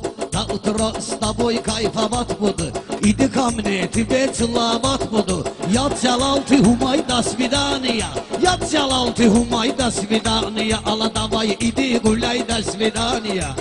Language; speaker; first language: Russian; non-native, local second language; Talysh